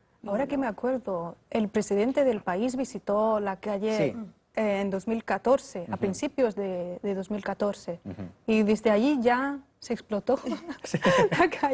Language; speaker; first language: Spanish; non-native, fluent; Chinese